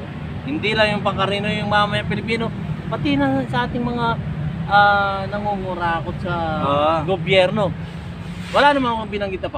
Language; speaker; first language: Filipino; native; Filipino